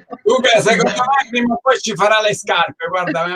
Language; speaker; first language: Italian; native; Italian